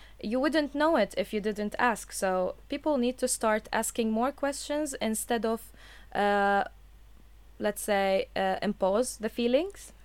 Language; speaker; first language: English; non-native, fluent; Arabic